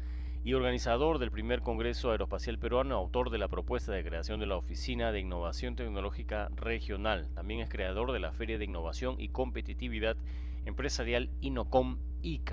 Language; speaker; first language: Spanish; native; Spanish